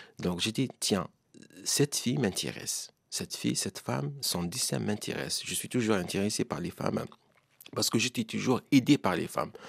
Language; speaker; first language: French; non-native, local second language; Arabic